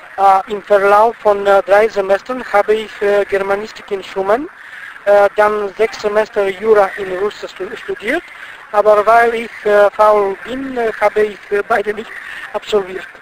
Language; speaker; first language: German; non-native, fluent; Bulgarian